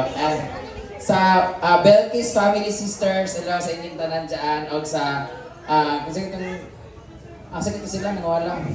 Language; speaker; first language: Filipino; non-native, local second language; Cebuano